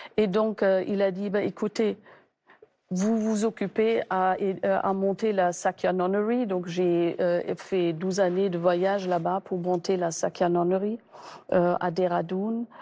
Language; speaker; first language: French; non-native, fluent; German